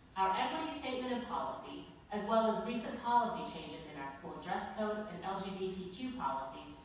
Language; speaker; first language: English; native; English